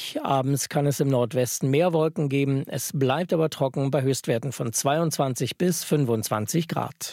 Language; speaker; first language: German; native; German